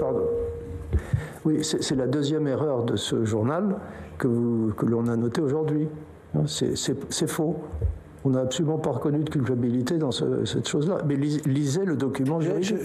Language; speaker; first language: French; native; French